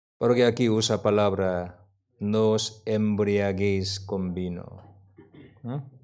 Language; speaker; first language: Spanish; non-native, learner; Korean